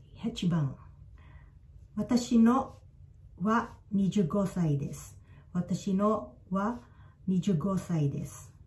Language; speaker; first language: Japanese; non-native, fluent; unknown